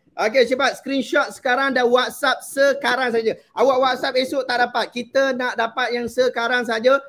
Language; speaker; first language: Malay; native; Malay